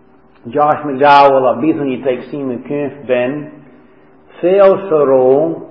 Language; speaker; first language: Hungarian; non-native, fluent; English